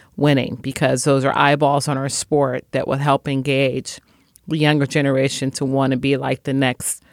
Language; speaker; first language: English; native; English